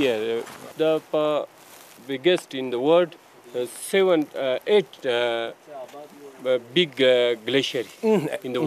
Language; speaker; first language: English; non-native, learner; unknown